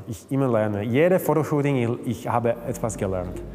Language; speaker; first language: German; non-native, fluent; Slovak